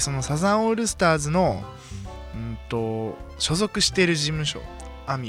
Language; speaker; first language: Japanese; native; Japanese